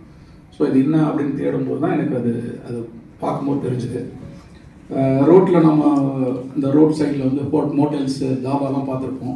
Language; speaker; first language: Tamil; native; Tamil